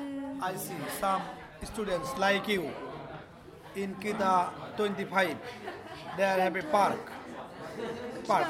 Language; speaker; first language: English; non-native, learner; Bangla